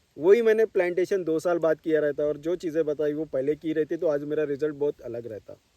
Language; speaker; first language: Hindi; non-native, local second language; Marathi